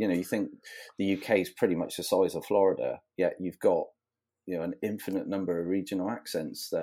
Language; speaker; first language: English; native; English